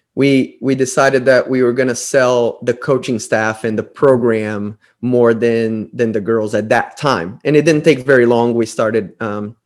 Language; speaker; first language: English; non-native, fluent; Portuguese